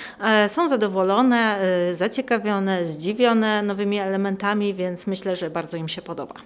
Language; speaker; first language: Polish; native; Polish